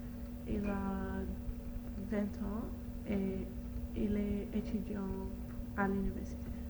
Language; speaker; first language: French; non-native, learner; Arabic